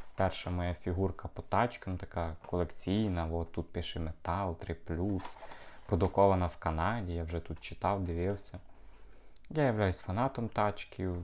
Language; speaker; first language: Ukrainian; non-native, local second language; Russian